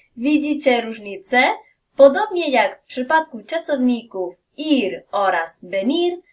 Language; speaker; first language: Polish; non-native, fluent; Spanish